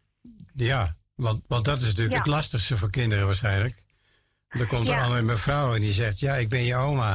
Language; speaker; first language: Dutch; native; Dutch